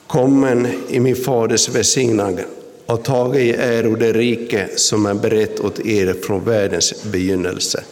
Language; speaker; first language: Swedish; non-native, local second language; Finnish